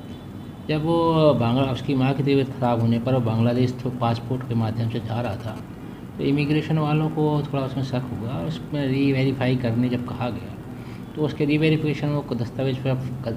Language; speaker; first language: Hindi; native; Hindi